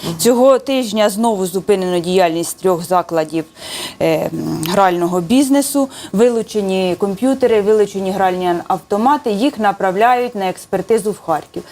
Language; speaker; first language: Ukrainian; native; Ukrainian